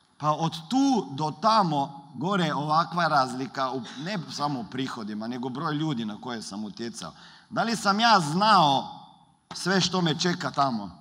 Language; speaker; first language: Croatian; early bilingual, heritage; Croatian